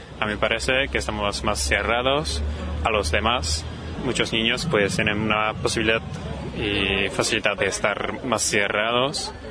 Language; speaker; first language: Spanish; non-native, fluent; Polish